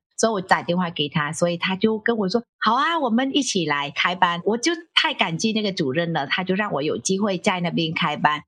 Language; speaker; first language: Chinese; non-native, fluent; Vietnamese